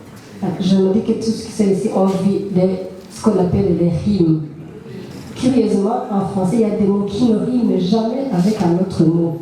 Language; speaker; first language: French; non-native, local second language; Rundi